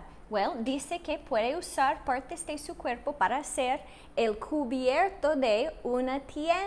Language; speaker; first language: Spanish; non-native, fluent; English